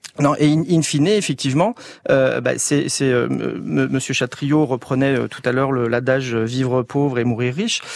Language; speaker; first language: French; native; French